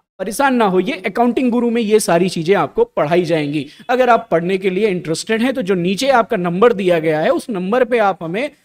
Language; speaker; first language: Hindi; native; Hindi